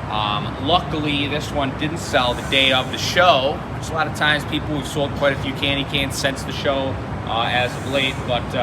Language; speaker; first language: English; native; English